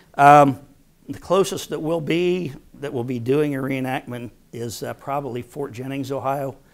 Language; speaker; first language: English; native; English